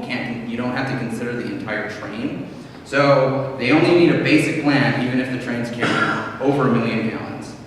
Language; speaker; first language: English; native; English